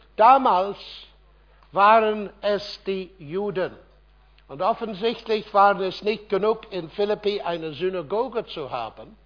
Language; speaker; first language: German; non-native, fluent; English